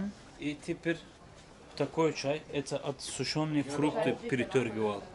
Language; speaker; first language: Russian; non-native, learner; Turkish